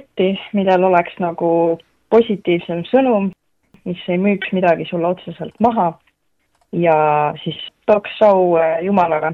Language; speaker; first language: Estonian; native; Estonian